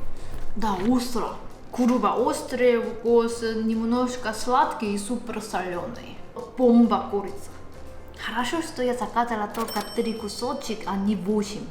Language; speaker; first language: Russian; non-native, learner; Korean